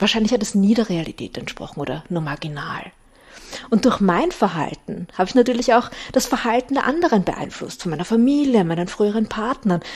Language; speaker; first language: German; native; German